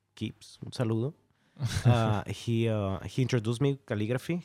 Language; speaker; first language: English; non-native, fluent; Spanish